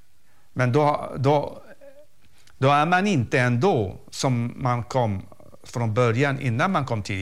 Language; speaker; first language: Swedish; non-native, fluent; Arabic